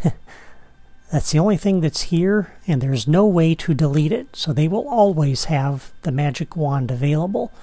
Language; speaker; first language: English; native; English